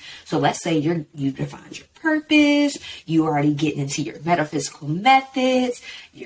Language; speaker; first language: English; native; English